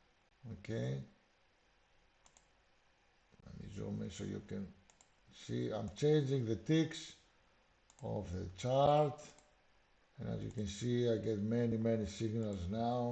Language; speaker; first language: English; non-native, fluent; Greek